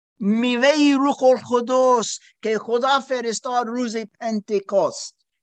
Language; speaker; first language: Persian; non-native, learner; German